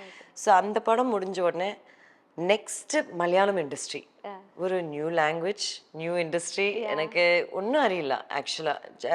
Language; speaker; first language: Tamil; early bilingual, heritage; Tamil